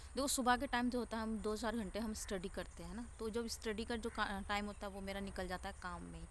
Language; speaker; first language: Hindi; native; Hindi